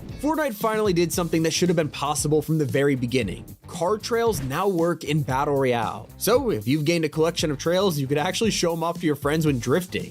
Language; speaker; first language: English; native; English